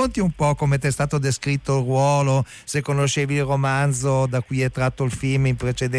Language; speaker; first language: Italian; native; Italian